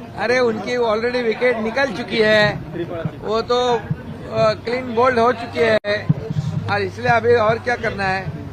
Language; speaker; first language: Hindi; non-native, local second language; Marathi